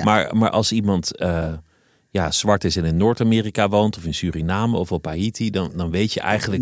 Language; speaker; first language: Dutch; native; Dutch